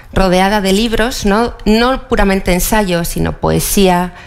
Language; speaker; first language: Spanish; native; Spanish